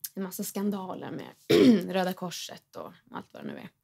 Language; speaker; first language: Swedish; native; Swedish